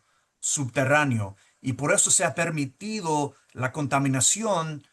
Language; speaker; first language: Spanish; early bilingual, heritage; Spanish